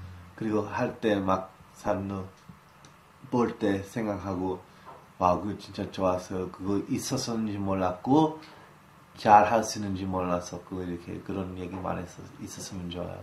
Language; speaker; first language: Korean; early bilingual, heritage; English